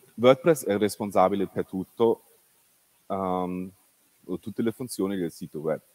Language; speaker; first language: Italian; non-native, fluent; German